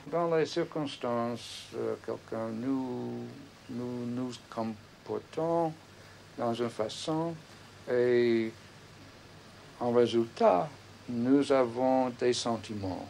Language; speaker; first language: French; non-native, fluent; English